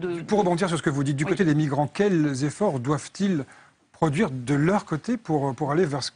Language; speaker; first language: French; native; French